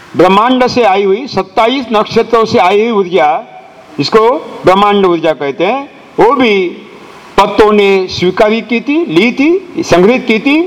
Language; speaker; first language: Hindi; non-native, local second language; Marathi